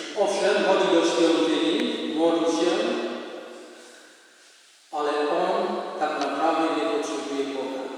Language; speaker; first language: Polish; non-native, fluent; Indonesian